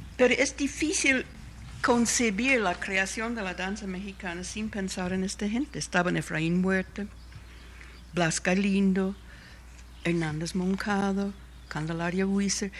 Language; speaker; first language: Spanish; non-native, fluent; English